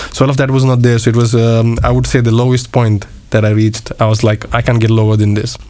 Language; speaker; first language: English; non-native, local second language; Marathi